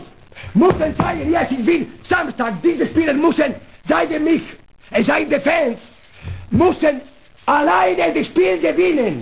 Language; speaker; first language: German; non-native, learner; Italian